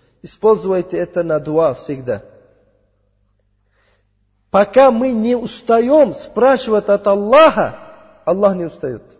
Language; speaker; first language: Russian; non-native, learner; Uzbek